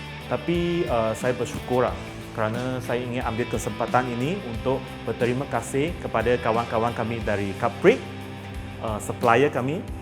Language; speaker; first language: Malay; non-native, local second language; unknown